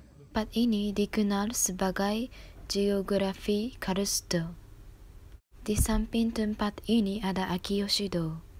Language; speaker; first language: Indonesian; non-native, learner; Japanese